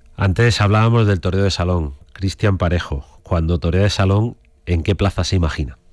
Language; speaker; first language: Spanish; native; Spanish